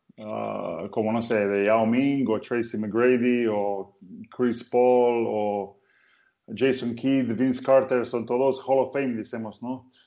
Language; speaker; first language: Spanish; non-native, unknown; Slovenian